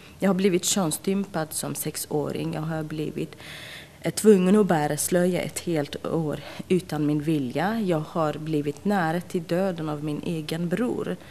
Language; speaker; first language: Swedish; non-native, fluent; Central Kurdish